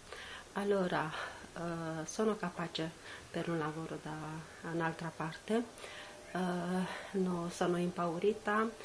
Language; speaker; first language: Italian; non-native, learner; Romanian